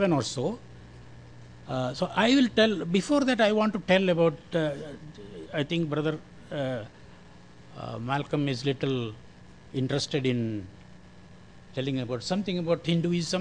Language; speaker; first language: English; non-native, local second language; Malayalam